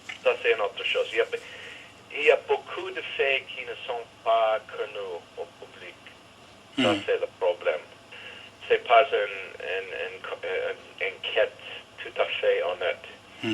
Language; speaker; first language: French; non-native, learner; English